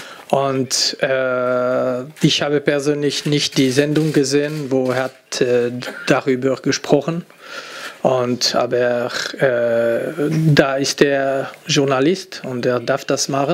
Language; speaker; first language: German; non-native, fluent; French